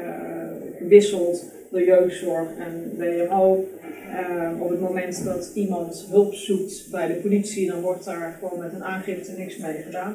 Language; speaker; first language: Dutch; native; Dutch